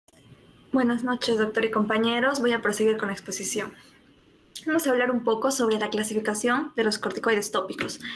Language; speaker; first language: Spanish; native; Spanish